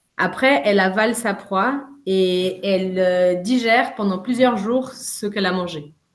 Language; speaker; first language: French; non-native, fluent; Portuguese